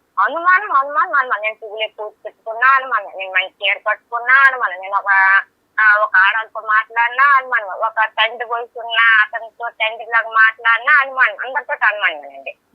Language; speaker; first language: Telugu; native; Telugu